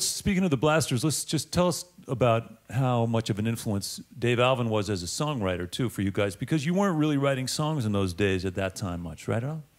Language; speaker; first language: English; native; English